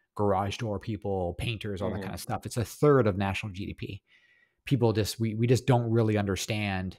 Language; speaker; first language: English; native; English